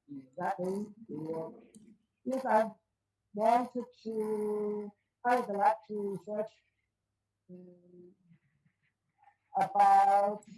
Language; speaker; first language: English; non-native, learner; Chinese